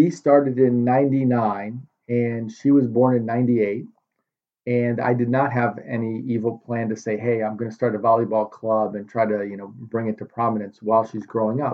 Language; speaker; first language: English; native; English